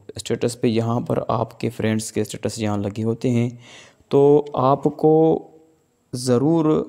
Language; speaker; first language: Urdu; non-native, local second language; Sindhi